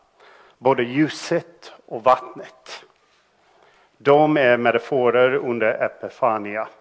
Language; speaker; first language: Swedish; non-native, fluent; English